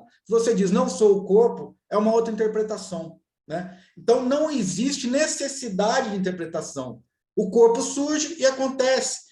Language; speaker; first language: Portuguese; native; Portuguese